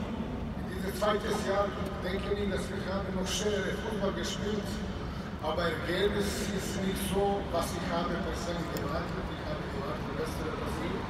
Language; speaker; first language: German; non-native, fluent; Serbian